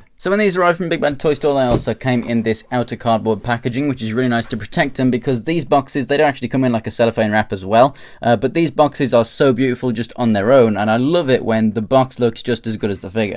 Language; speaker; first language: English; native; English